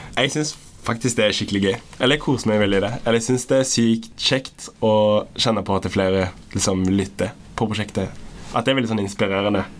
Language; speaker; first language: Norwegian; native; Norwegian